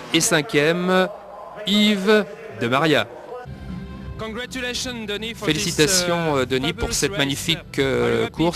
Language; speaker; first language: French; native; French